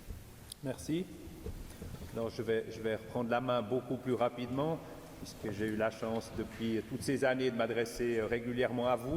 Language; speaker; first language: French; native; French